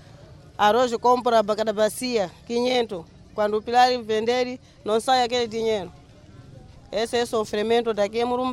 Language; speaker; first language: Portuguese; non-native, local second language; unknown